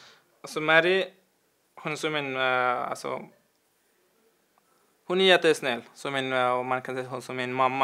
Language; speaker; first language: Swedish; non-native, learner; Persian